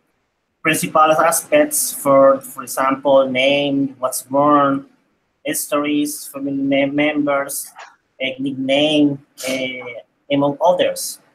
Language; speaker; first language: English; non-native, learner; Spanish